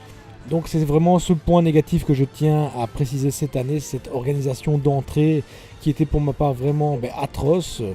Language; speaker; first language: French; native; French